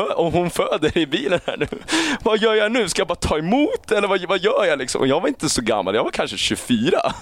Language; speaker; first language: Swedish; early bilingual, other home language; Chinese